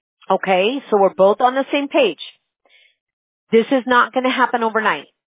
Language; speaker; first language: English; early bilingual, other home language; Spanish